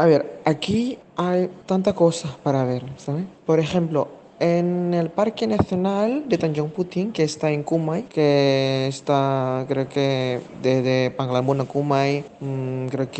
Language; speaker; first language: Spanish; non-native, fluent; Indonesian